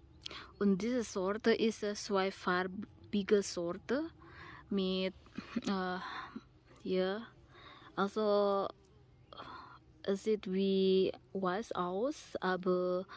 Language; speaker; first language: German; non-native, learner; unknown